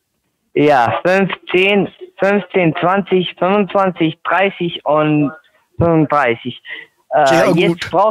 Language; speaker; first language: German; non-native, learner; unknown